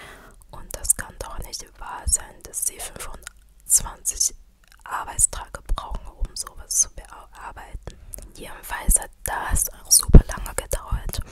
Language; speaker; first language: German; non-native, fluent; Chinese